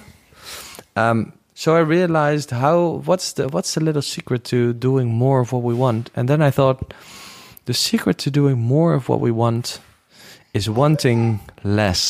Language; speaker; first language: English; non-native, fluent; Dutch